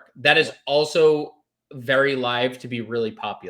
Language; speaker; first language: English; native; English